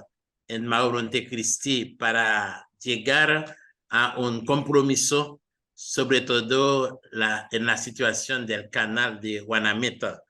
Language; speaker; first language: Spanish; non-native, fluent; Haitian Creole